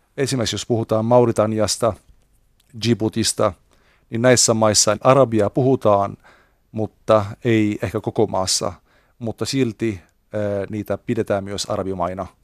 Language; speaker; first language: Finnish; non-native, fluent; Arabic